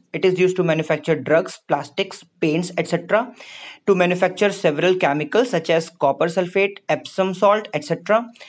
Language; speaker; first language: English; non-native, local second language; Hindi